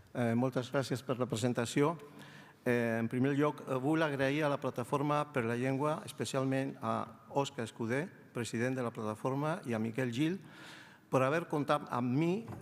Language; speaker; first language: Catalan; non-native, fluent; Spanish